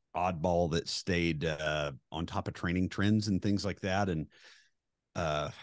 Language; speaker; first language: English; native; English